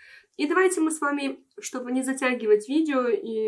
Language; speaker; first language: Russian; native; Russian